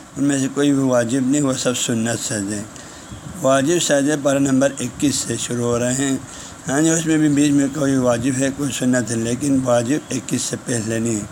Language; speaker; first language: Urdu; non-native, local second language; Balti